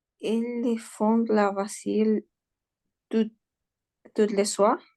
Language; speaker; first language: French; non-native, learner; Spanish